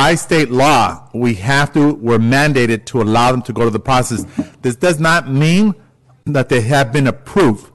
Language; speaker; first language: English; native; English